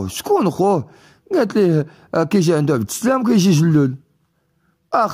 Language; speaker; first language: Arabic; native; Arabic